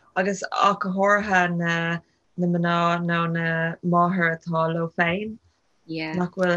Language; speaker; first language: Irish; non-native, local second language; English